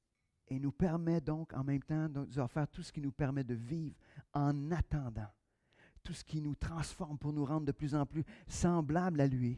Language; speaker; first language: French; native; French